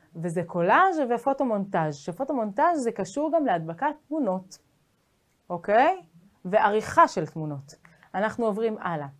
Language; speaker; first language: Hebrew; native; Hebrew